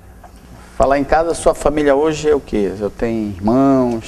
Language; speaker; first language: Portuguese; native; Portuguese